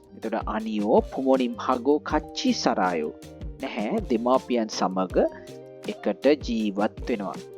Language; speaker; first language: Sinhala; native; Sinhala